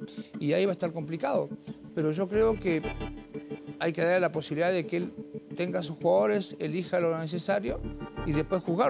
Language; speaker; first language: Spanish; native; Spanish